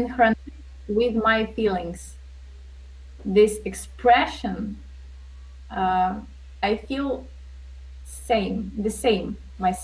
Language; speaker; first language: English; non-native, learner; Russian